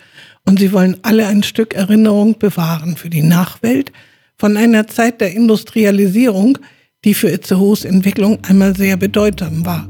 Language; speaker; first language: German; native; German